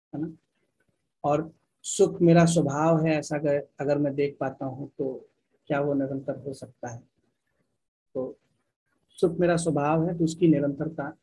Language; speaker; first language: Hindi; native; Hindi